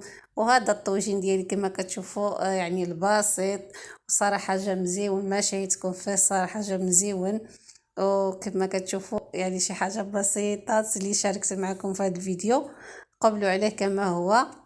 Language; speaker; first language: Arabic; native; Arabic